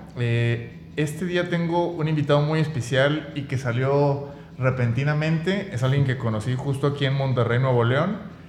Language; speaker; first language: Spanish; native; Spanish